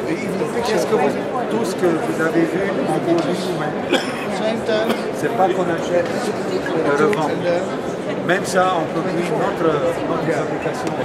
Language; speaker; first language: French; non-native, fluent; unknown